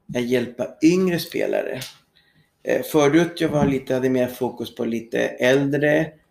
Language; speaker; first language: Swedish; non-native, fluent; Spanish